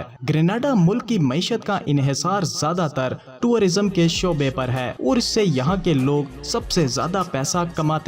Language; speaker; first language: Urdu; native; Urdu